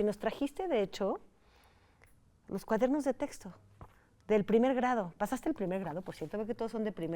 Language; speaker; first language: Spanish; native; Spanish